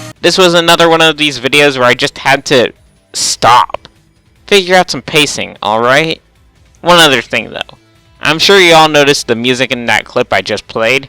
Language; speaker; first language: English; native; English